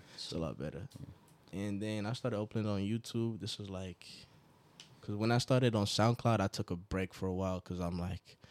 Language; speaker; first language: English; non-native, local second language; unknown